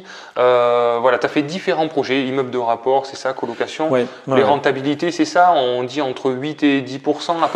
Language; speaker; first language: French; native; French